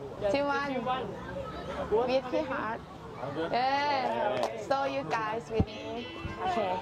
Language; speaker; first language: English; non-native, learner; Thai